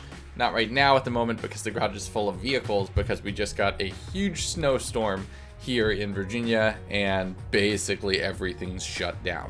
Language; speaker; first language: English; native; English